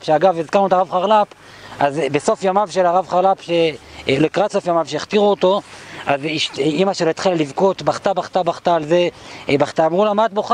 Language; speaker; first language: Hebrew; native; Hebrew